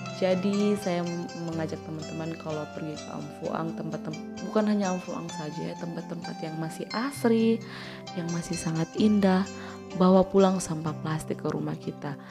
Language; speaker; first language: Indonesian; native; Indonesian